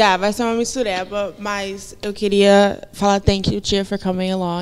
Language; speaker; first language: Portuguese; early bilingual, heritage; Portuguese